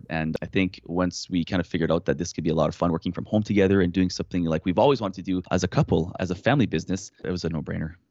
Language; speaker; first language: English; non-native, fluent; French